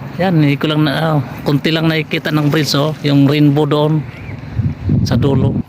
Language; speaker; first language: Filipino; non-native, local second language; Cebuano